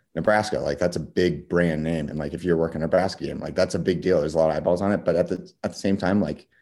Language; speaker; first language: English; native; English